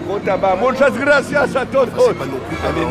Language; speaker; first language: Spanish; non-native, learner; French